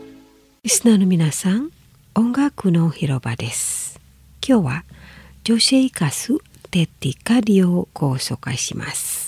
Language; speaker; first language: Japanese; non-native, fluent; Indonesian